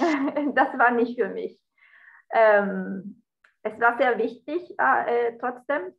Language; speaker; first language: German; non-native, fluent; Spanish